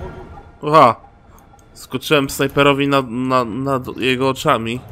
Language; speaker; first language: Polish; native; Polish